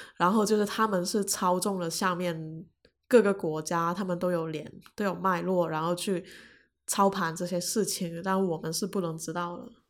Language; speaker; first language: Chinese; non-native, local second language; Cantonese